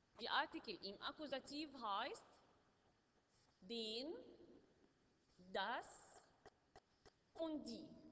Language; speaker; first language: German; non-native, learner; Arabic